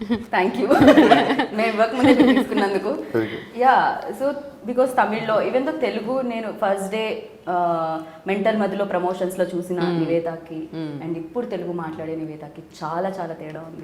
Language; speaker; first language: Telugu; native; Telugu